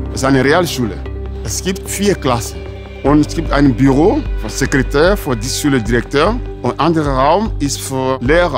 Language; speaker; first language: German; non-native, learner; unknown